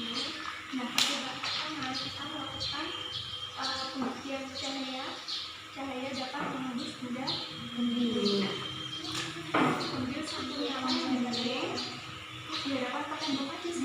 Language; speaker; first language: Indonesian; native; Indonesian